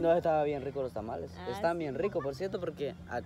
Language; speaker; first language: Spanish; native; Spanish